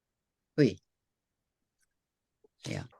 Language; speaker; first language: French; non-native, learner; English